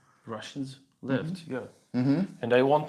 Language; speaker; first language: English; non-native, learner; Russian